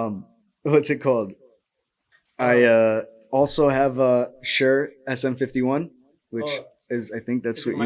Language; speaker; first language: English; native; English